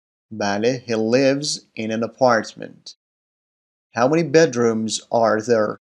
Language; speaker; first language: English; non-native, fluent; Persian